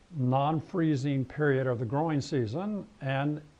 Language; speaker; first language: English; native; English